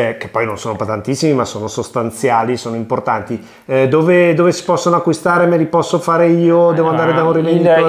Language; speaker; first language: Italian; native; Italian